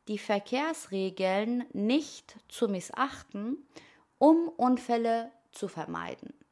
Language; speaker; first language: German; non-native, fluent; Persian